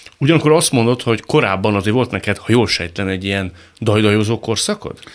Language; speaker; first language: Hungarian; native; Hungarian